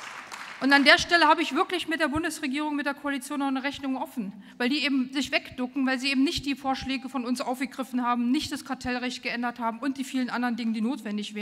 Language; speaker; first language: German; native; German